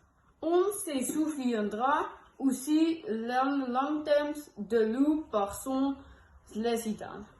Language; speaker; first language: French; non-native, learner; Dutch